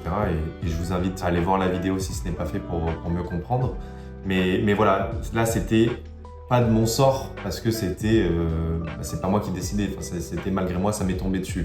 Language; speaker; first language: French; native; French